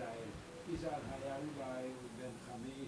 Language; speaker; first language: Hebrew; non-native, learner; German